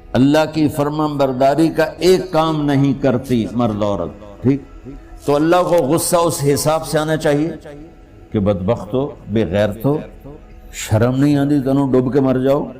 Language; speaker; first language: Urdu; non-native, local second language; Punjabi